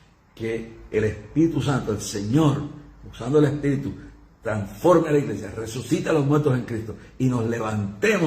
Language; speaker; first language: Spanish; native; Spanish